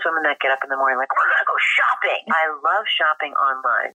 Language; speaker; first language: English; native; English